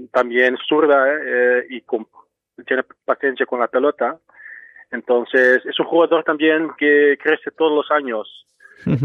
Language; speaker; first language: Spanish; non-native, fluent; Dutch